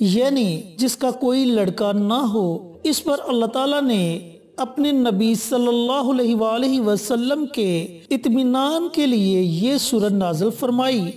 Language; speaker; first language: Urdu; native; Urdu